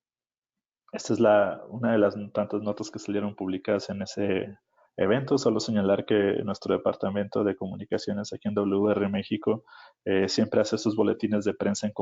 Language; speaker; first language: Spanish; native; Spanish